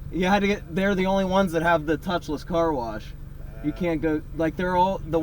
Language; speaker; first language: English; native; English